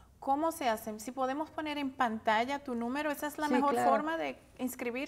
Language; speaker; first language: Spanish; native; Spanish